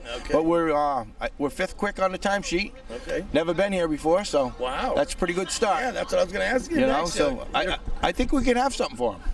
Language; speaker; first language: English; native; English